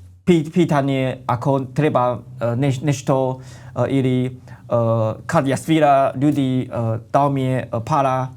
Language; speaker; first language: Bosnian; non-native, learner; Chinese